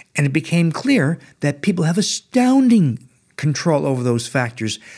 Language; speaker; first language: English; native; English